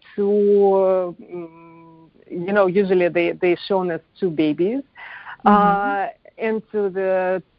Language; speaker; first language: English; non-native, fluent; Russian